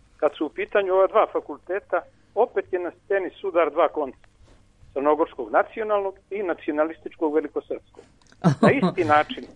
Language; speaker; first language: Serbian; native; Serbian